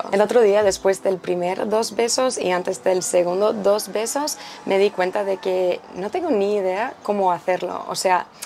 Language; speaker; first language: Spanish; non-native, fluent; English